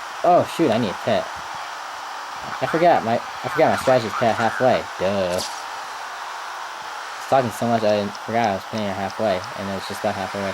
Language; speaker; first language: English; native; English